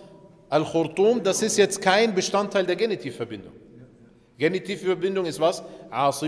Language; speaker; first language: German; early bilingual, other home language; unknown